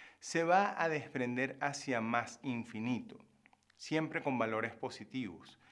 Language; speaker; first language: Spanish; native; Spanish